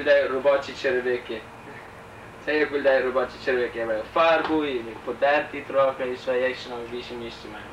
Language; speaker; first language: Ukrainian; early bilingual, heritage; Ukrainian